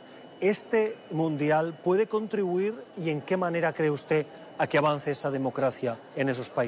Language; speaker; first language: Spanish; native; Spanish